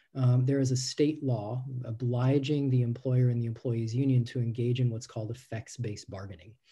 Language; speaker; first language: English; native; English